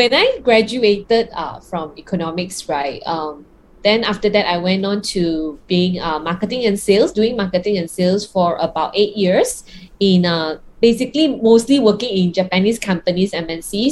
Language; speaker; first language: English; non-native, local second language; Cantonese